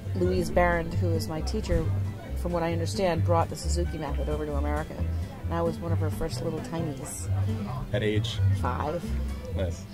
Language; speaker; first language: English; native; English